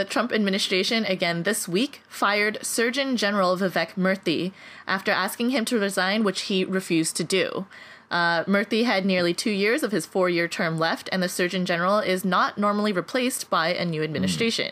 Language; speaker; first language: English; native; English